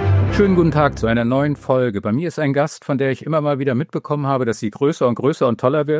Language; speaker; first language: German; native; German